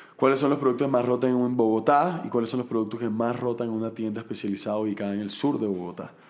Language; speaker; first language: Spanish; native; Spanish